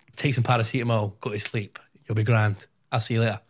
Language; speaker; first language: English; native; English